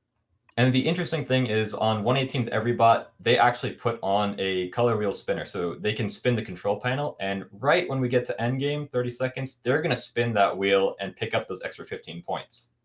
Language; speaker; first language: English; native; English